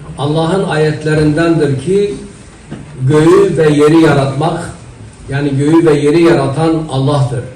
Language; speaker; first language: Turkish; non-native, local second language; Zaza